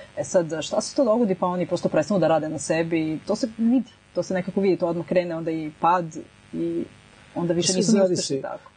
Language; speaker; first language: Serbian; native; Serbian